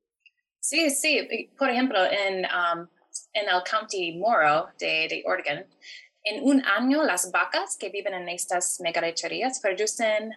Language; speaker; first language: Spanish; non-native, fluent; English